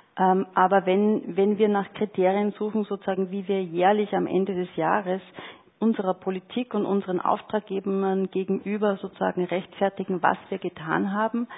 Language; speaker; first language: German; native; German